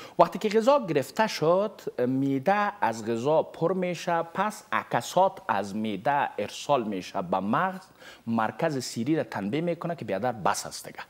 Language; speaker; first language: Persian; native; Persian